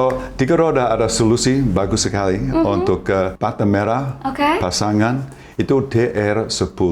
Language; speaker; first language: Indonesian; non-native, fluent; English